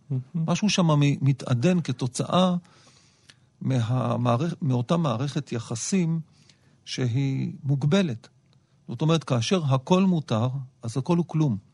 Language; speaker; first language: Hebrew; native; Hebrew